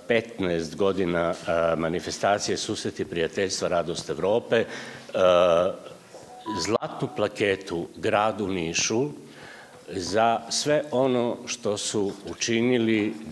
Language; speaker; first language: Serbian; native; Serbian